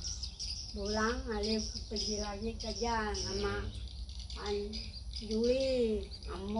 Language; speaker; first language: Indonesian; non-native, local second language; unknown